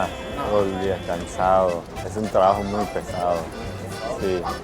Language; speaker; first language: Spanish; early bilingual, heritage; English